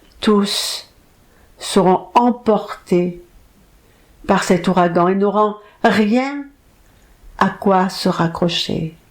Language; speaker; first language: French; native; French